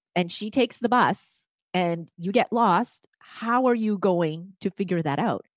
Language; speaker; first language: English; non-native, fluent; Cantonese